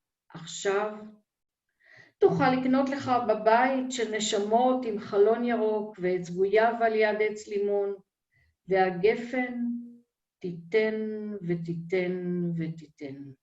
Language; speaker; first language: Hebrew; native; Hebrew